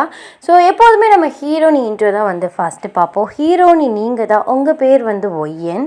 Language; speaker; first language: Tamil; native; Tamil